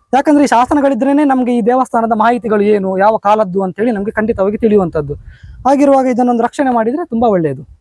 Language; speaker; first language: Kannada; non-native, local second language; Konkani